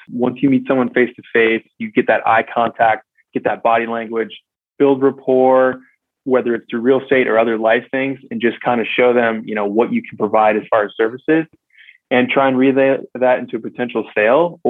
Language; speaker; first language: English; native; English